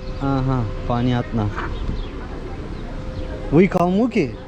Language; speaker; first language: Russian; non-native, learner; Turkish